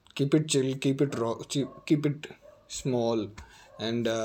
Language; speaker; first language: English; non-native, local second language; Malayalam